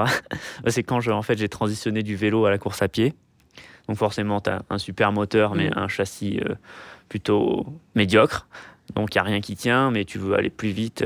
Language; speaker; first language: French; native; French